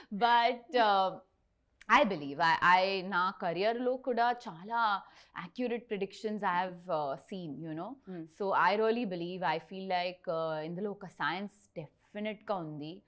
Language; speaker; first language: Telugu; non-native, learner; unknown